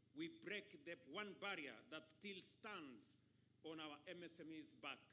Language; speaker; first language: English; non-native, local second language; Kalenjin